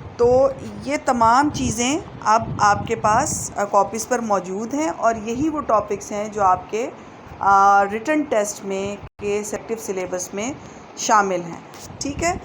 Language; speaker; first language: Urdu; native; Urdu